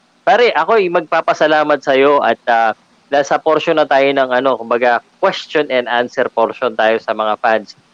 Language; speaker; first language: Filipino; native; Filipino